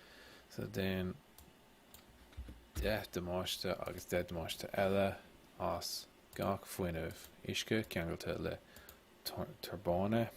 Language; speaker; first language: Irish; non-native, local second language; English